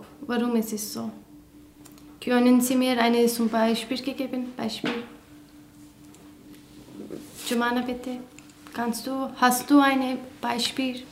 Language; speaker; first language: German; non-native, learner; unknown